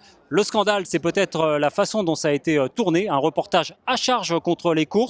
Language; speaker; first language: French; native; French